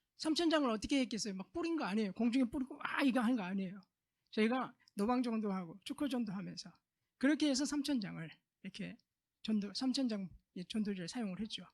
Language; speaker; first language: Korean; native; Korean